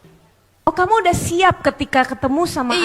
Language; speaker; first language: Indonesian; native; Indonesian